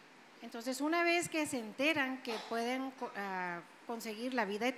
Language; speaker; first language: Spanish; native; Spanish